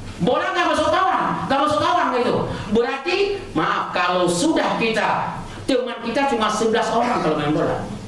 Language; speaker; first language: Indonesian; non-native, local second language; Achinese